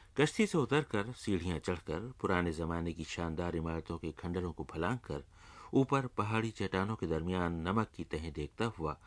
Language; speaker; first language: Urdu; native; Urdu